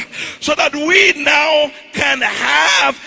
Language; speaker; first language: English; non-native, local second language; Yoruba